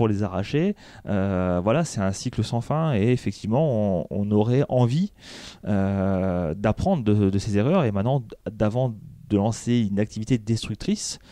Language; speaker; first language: French; native; French